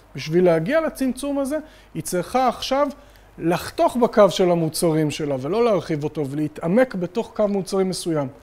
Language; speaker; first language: Hebrew; native; Hebrew